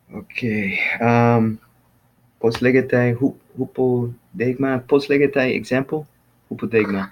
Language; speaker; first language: Greek; non-native, learner; English